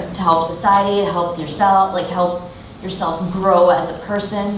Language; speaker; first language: English; native; English